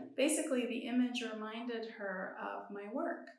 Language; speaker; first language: English; early bilingual, other home language; Persian